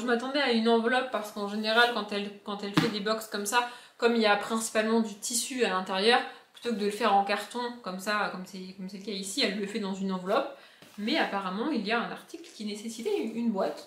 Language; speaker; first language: French; native; French